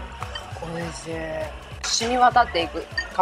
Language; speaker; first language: Japanese; native; Japanese